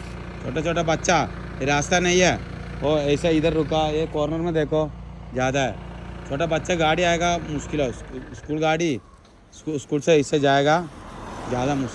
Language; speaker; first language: Hindi; non-native, learner; Malayalam